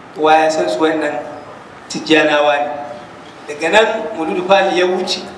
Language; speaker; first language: Hausa; native; Hausa